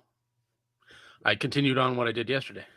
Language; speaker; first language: English; native; English